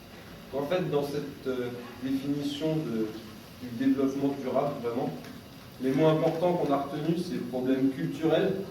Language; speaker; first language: French; native; French